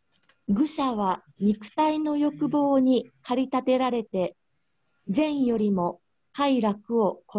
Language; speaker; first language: Japanese; native; Japanese